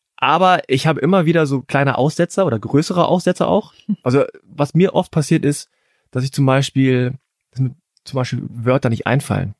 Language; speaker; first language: German; native; German